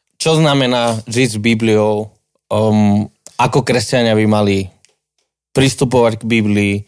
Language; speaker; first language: Slovak; non-native, fluent; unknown